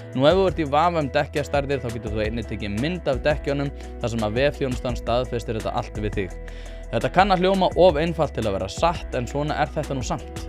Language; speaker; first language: Icelandic; native; Icelandic